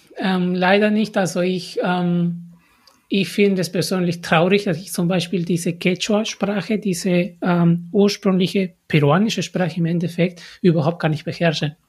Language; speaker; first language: German; non-native, fluent; Spanish